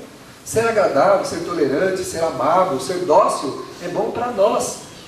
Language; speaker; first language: Portuguese; native; Portuguese